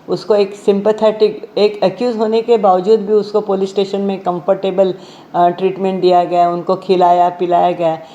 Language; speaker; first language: Hindi; non-native, local second language; Marathi